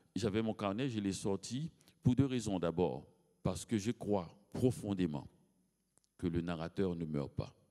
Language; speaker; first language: French; native; French